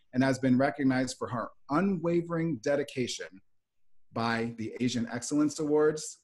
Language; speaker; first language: English; native; English